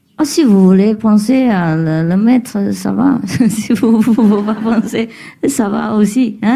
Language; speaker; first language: French; non-native, learner; Vietnamese